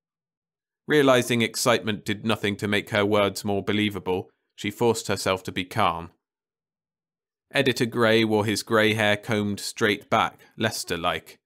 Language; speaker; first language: English; native; English